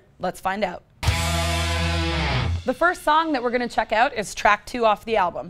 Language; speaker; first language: English; native; English